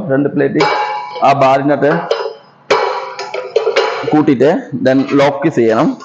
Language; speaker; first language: Malayalam; non-native, learner; Assamese